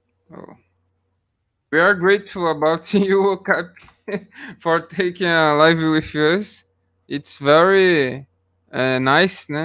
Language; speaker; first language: English; non-native, learner; Portuguese